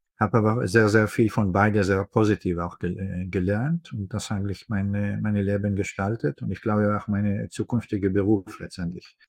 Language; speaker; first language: German; non-native, fluent; Hebrew